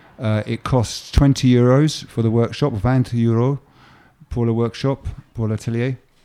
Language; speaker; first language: English; native; English